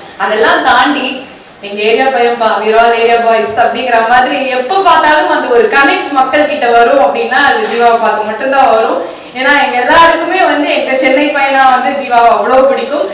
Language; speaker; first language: Tamil; native; Tamil